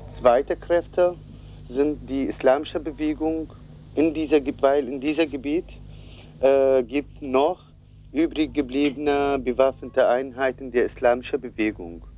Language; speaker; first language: German; non-native, learner; Kurdish